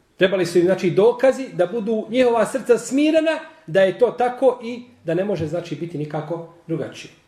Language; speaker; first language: Bosnian; native; Bosnian